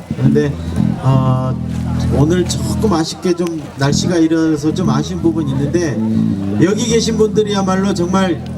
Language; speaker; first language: Korean; native; Korean